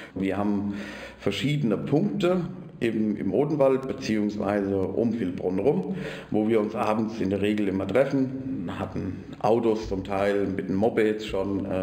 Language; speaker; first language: German; native; German